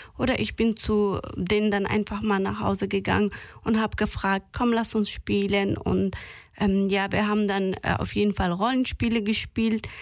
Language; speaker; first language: German; non-native, fluent; Persian